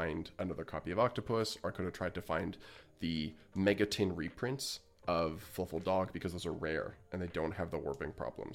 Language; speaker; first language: English; native; English